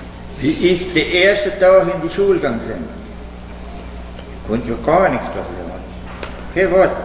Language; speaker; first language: German; early bilingual, heritage; German